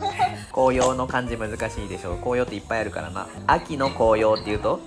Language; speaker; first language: Japanese; native; Japanese